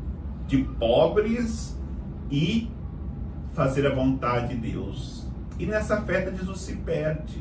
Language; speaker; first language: Portuguese; native; Portuguese